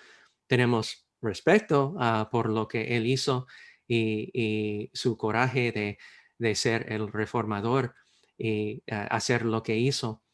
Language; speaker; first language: Spanish; non-native, fluent; English